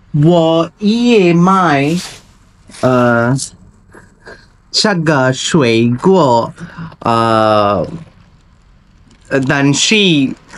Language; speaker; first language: Chinese; non-native, learner; Bangla